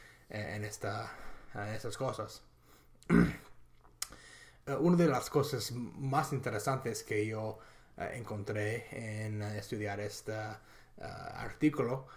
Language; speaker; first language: Spanish; non-native, fluent; English